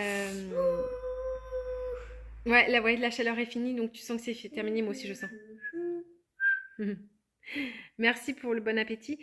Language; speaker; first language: French; native; French